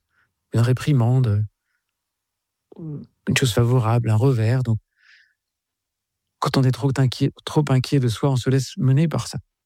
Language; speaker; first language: French; native; French